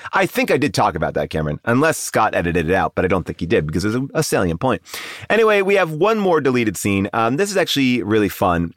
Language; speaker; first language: English; native; English